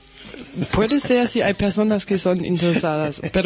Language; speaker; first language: Spanish; non-native, learner; German